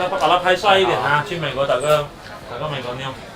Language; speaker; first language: Chinese; native; Chinese